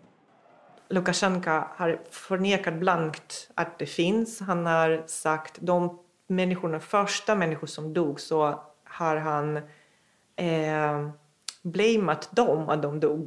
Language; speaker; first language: Swedish; non-native, fluent; Russian